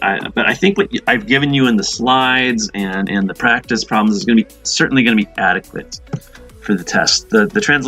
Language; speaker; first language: English; native; English